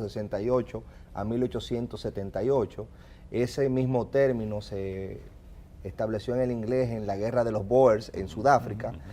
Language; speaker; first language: Spanish; native; Spanish